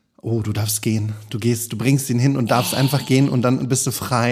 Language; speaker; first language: German; native; German